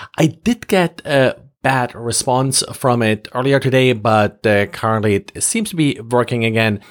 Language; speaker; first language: English; non-native, fluent; German